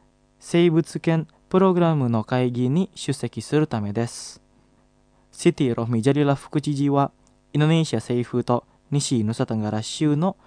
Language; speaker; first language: Japanese; non-native, fluent; Indonesian